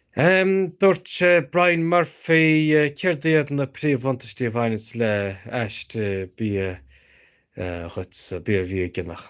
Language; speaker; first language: Irish; native; Irish